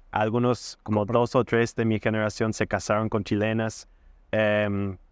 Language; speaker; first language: Spanish; non-native, fluent; English